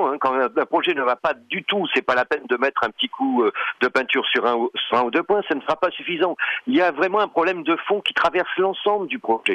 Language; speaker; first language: French; native; French